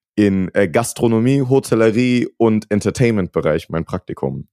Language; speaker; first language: German; native; German